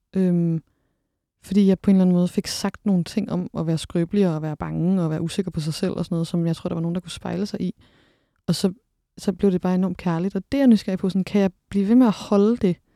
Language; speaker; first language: Danish; native; Danish